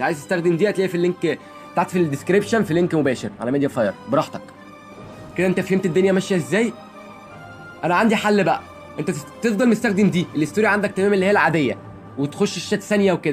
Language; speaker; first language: Arabic; native; Arabic